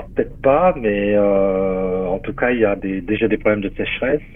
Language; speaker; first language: French; native; French